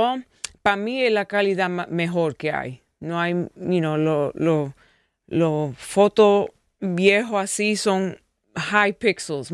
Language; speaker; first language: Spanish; early bilingual, heritage; English